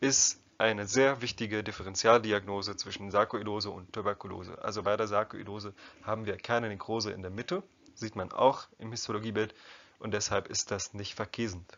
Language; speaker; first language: German; non-native, fluent; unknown